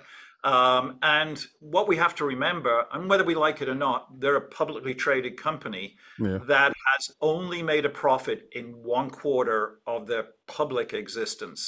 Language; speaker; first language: English; native; English